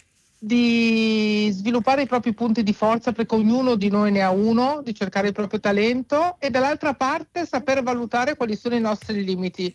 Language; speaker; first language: Italian; native; Italian